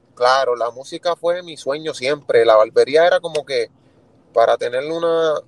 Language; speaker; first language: Spanish; native; Spanish